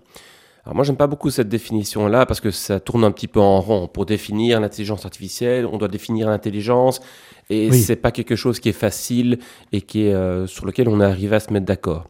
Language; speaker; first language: French; native; French